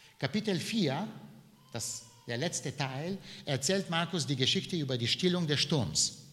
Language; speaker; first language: German; non-native, fluent; Bulgarian